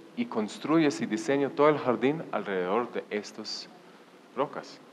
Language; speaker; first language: Spanish; non-native, fluent; Hebrew